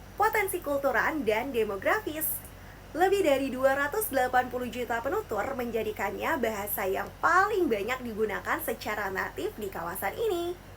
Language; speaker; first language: Indonesian; native; Indonesian